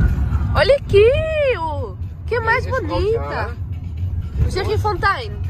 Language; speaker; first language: Portuguese; non-native, learner; Dutch